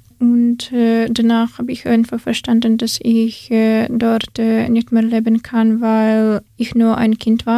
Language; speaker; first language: German; non-native, fluent; Ukrainian